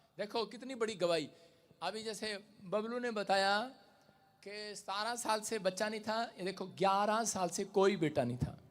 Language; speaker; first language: Hindi; non-native, local second language; Punjabi